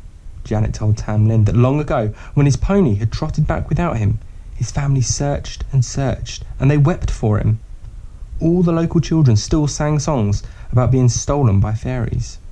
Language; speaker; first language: English; native; English